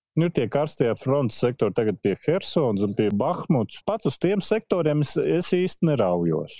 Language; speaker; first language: Latvian; native; Latvian